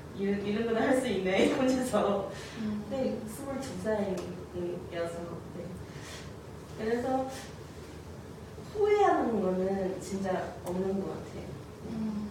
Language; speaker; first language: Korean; non-native, fluent; Chinese